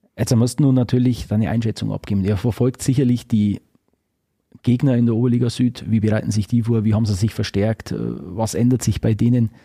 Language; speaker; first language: German; native; German